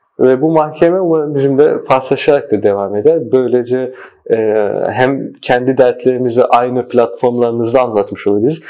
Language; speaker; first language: Turkish; early bilingual, heritage; Turkish